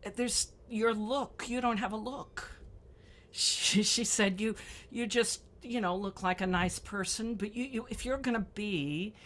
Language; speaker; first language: English; native; English